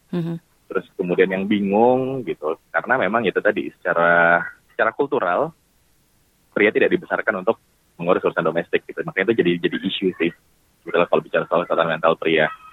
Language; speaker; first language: Indonesian; native; Indonesian